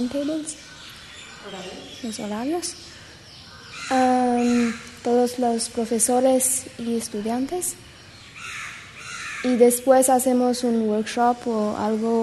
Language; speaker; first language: Spanish; non-native, learner; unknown